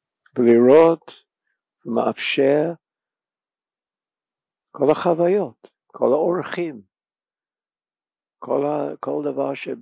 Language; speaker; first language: Hebrew; non-native, fluent; English